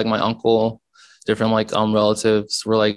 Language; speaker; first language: English; native; English